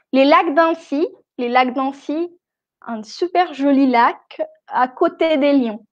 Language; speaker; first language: French; non-native, fluent; Spanish